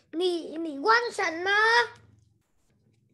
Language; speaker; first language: Chinese; non-native, learner; Vietnamese